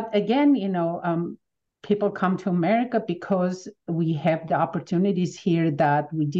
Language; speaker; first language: English; non-native, fluent; Armenian